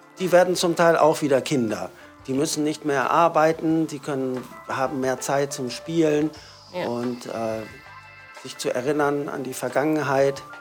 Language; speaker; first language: German; native; German